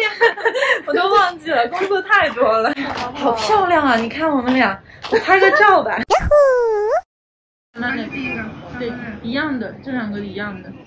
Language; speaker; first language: Chinese; native; Chinese